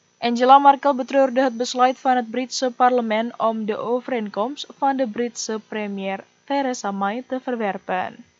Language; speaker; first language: Dutch; non-native, fluent; Indonesian